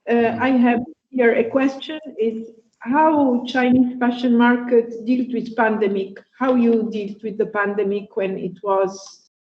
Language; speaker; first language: English; non-native, fluent; Italian